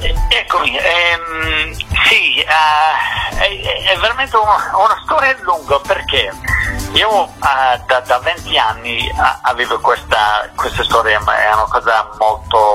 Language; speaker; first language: Italian; non-native, fluent; English